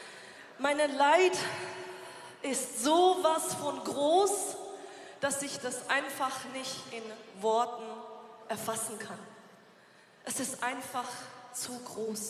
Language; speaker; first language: German; non-native, fluent; Persian